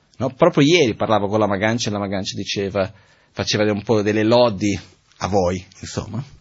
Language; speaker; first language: Italian; non-native, fluent; Portuguese